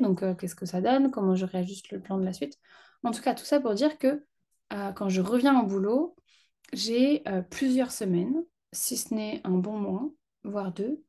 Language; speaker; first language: French; native; French